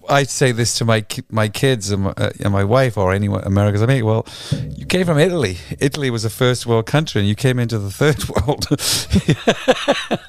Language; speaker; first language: English; native; English